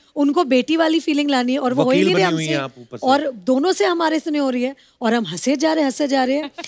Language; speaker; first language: Hindi; non-native, local second language; Bangla